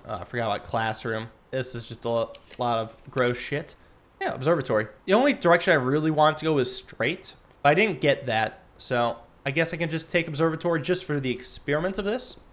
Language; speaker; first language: English; native; English